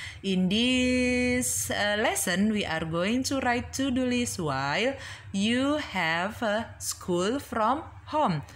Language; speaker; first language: English; non-native, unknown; Indonesian